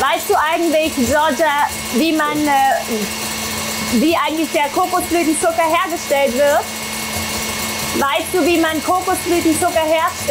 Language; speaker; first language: German; native; German